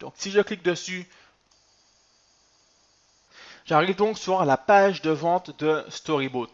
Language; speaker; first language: French; native; French